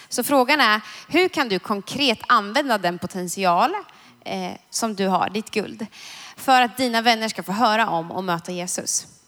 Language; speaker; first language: Swedish; native; Swedish